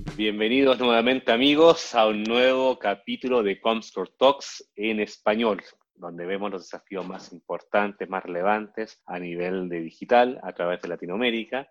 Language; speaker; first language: Spanish; native; Spanish